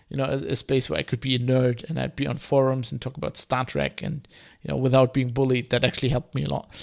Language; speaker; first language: English; non-native, fluent; German